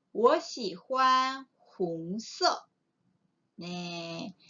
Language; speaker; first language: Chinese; non-native, fluent; Korean